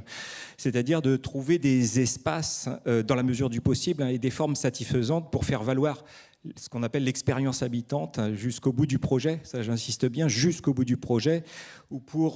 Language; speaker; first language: French; native; French